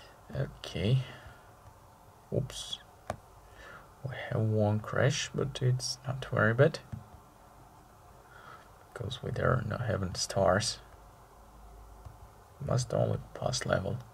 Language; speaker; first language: English; non-native, learner; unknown